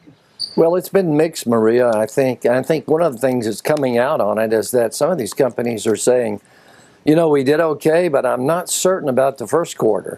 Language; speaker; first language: English; native; English